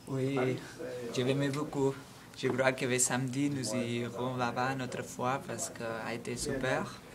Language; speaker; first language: French; non-native, learner; Catalan